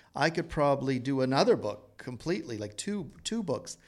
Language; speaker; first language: English; native; English